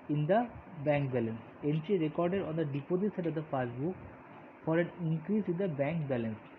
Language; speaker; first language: English; non-native, local second language; Bangla